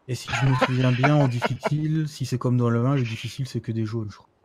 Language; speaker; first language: French; native; French